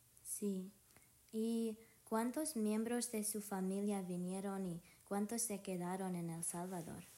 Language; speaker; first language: Spanish; non-native, learner; English